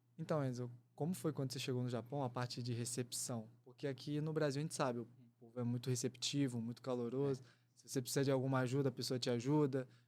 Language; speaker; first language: Portuguese; native; Portuguese